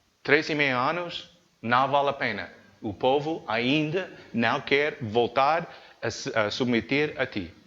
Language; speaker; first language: Portuguese; non-native, learner; English